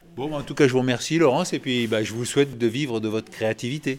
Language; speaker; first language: French; native; French